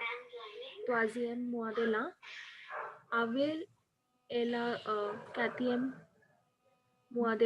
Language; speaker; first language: French; non-native, learner; Hindi